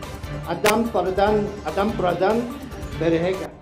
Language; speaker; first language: Hindi; non-native, learner; Korean